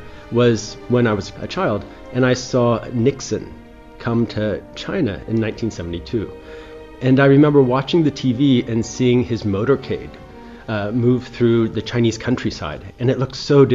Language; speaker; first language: English; native; English